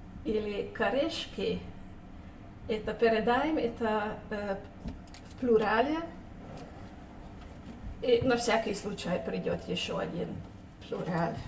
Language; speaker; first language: Russian; non-native, fluent; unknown